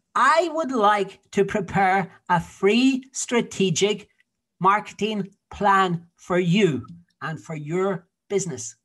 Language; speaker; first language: English; native; English